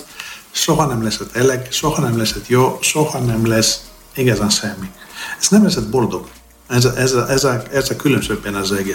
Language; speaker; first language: Hungarian; non-native, fluent; Greek